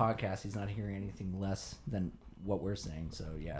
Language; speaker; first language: English; native; English